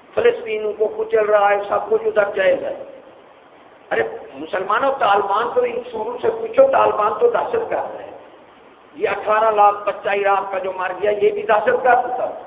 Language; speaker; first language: Urdu; non-native, local second language; Punjabi